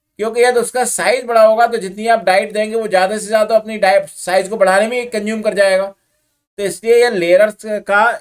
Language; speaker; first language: Hindi; native; Hindi